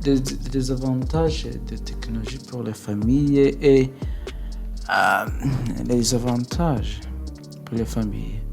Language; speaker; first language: French; non-native, learner; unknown